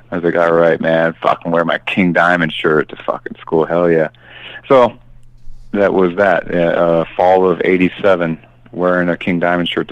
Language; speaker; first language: English; native; English